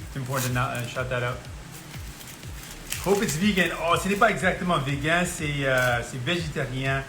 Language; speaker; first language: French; non-native, local second language; Punjabi